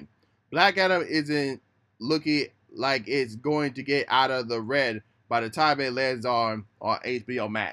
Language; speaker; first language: English; native; English